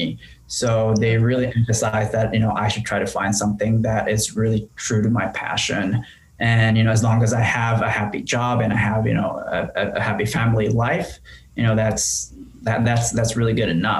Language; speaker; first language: English; non-native, fluent; Japanese